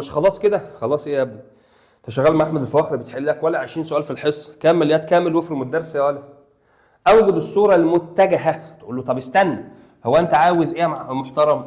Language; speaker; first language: Arabic; native; Arabic